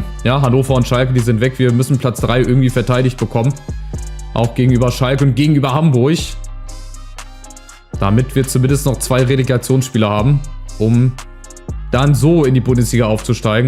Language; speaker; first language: German; native; German